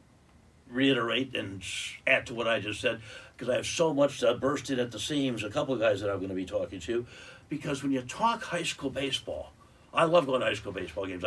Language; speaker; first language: English; native; English